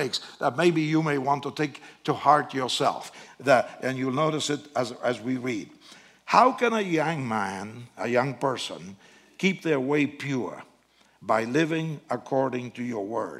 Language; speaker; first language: English; non-native, fluent; Spanish